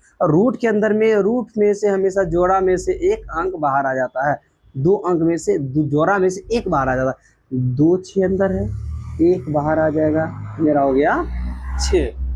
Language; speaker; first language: Hindi; native; Hindi